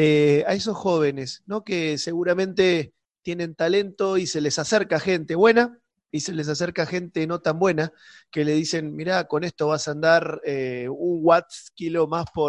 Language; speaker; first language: Spanish; native; Spanish